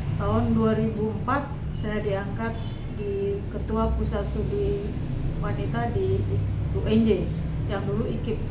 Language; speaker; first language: Indonesian; native; Indonesian